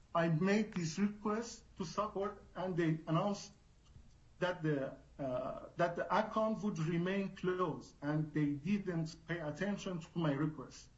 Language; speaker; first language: English; non-native, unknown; Persian